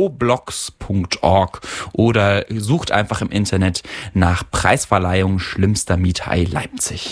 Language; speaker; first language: German; native; German